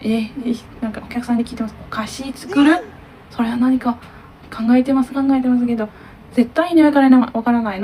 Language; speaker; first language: Japanese; non-native, learner; Turkish